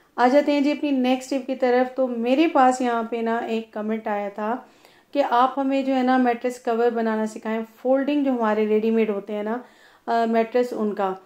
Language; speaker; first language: Urdu; non-native, local second language; Punjabi